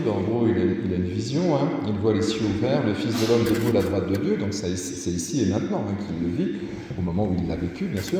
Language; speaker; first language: French; native; French